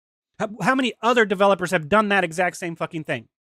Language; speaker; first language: English; native; English